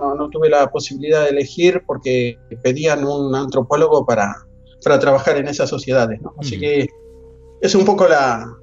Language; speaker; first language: Spanish; native; Spanish